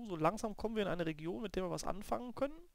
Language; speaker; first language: German; native; German